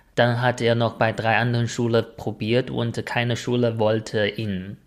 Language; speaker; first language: German; non-native, fluent; Chinese